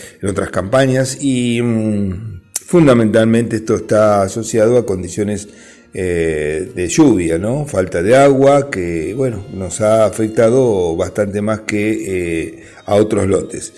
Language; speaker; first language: Spanish; native; Spanish